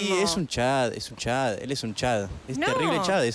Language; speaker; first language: Spanish; native; Spanish